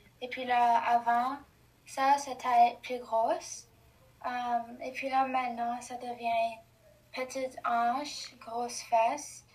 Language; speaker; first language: French; non-native, local second language; English